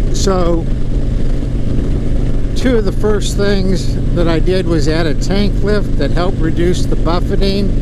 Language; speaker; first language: English; native; English